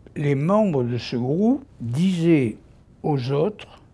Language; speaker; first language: French; native; French